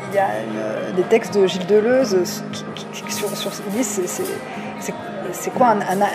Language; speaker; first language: French; native; French